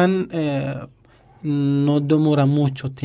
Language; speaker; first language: Spanish; non-native, learner; Arabic